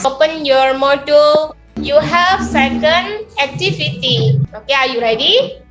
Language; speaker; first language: English; non-native, learner; Indonesian